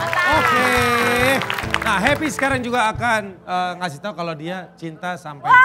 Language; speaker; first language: Indonesian; native; Indonesian